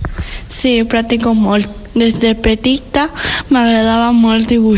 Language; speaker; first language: Catalan; non-native, learner; Spanish